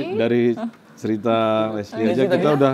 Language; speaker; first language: Indonesian; native; Indonesian